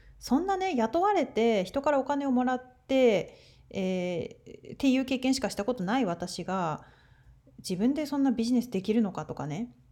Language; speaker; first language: Japanese; native; Japanese